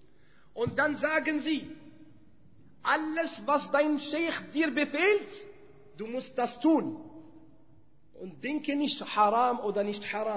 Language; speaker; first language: German; non-native, fluent; Arabic